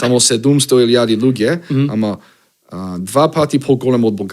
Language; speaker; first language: Macedonian; non-native, learner; English